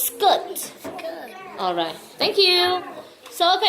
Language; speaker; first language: English; non-native, fluent; Vietnamese